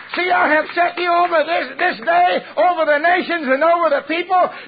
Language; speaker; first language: English; native; English